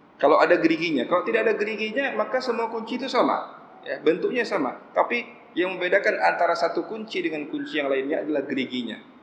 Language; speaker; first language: Malay; non-native, local second language; Achinese